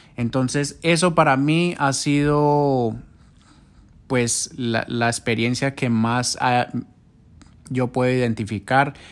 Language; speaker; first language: Spanish; early bilingual, heritage; Spanish